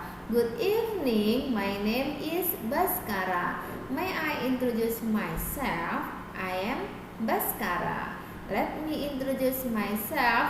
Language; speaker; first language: English; non-native, fluent; Indonesian